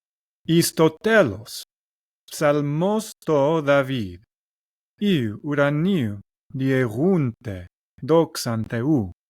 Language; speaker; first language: Greek; non-native, learner; English